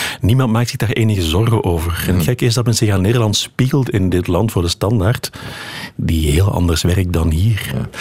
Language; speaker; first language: Dutch; native; Dutch